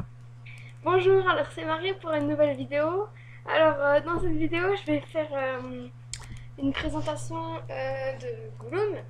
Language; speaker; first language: French; native; French